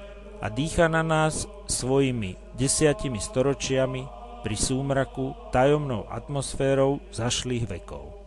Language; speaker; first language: Slovak; native; Slovak